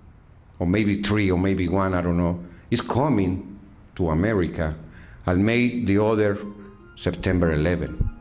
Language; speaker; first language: English; non-native, learner; Spanish